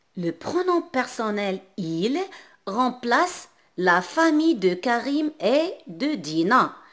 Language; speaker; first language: French; non-native, local second language; Arabic